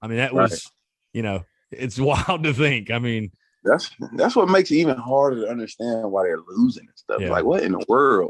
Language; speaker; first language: English; native; English